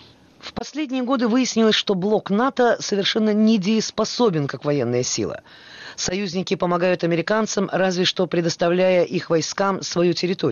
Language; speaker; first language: Russian; native; Russian